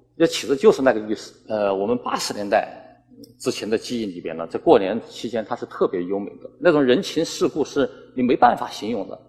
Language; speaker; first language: Chinese; native; Chinese